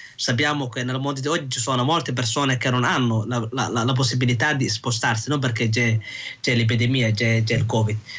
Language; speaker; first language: Italian; non-native, fluent; Somali